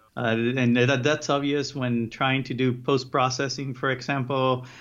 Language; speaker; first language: English; early bilingual, other home language; Spanish